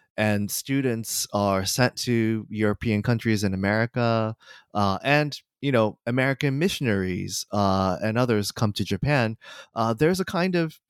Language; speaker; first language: English; non-native, fluent; Japanese